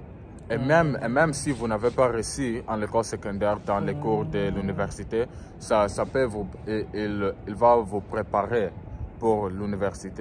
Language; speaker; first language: French; early bilingual, heritage; French